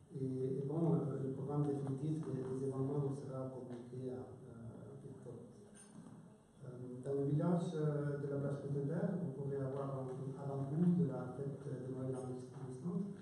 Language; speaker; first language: French; non-native, fluent; Icelandic